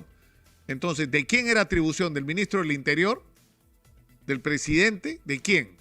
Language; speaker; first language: Spanish; native; Spanish